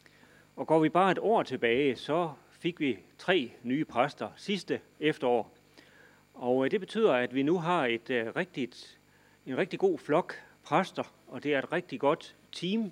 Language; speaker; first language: Danish; native; Danish